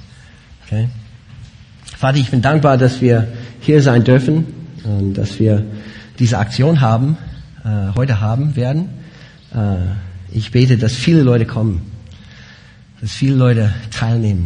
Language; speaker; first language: German; non-native, fluent; English